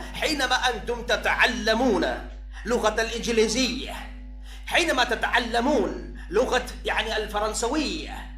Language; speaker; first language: Arabic; non-native, fluent; Urdu